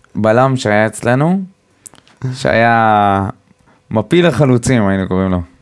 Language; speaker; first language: Hebrew; native; Hebrew